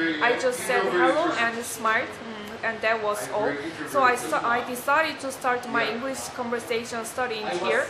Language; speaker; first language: English; non-native, learner; Korean